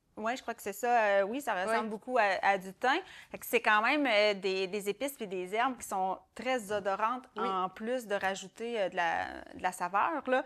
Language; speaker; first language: French; native; French